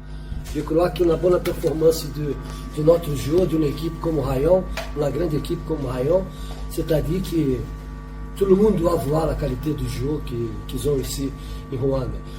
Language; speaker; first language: French; non-native, fluent; Portuguese